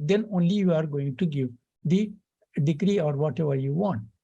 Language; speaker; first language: English; non-native, local second language; Urdu